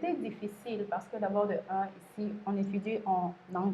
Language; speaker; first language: French; non-native, local second language; Lingala